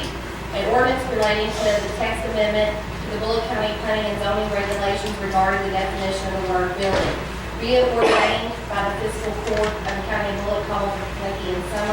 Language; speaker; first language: English; native; English